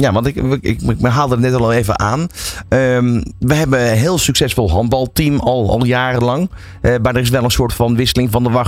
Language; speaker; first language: Dutch; native; Dutch